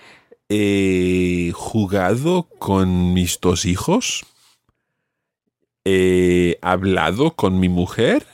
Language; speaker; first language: Spanish; non-native, fluent; English